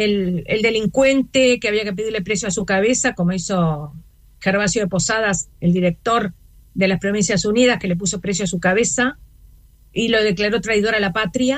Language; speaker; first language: Spanish; native; Spanish